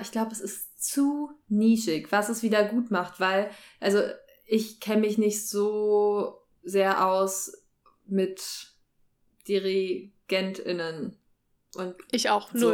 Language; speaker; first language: German; native; German